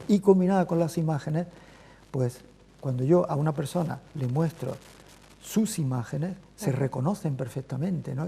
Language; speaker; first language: Spanish; native; Spanish